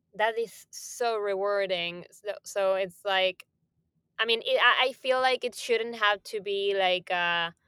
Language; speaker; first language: English; non-native, fluent; Spanish